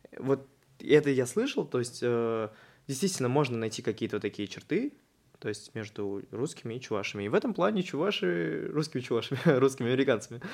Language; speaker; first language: Russian; native; Russian